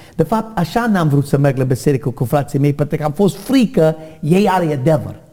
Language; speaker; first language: Romanian; non-native, learner; English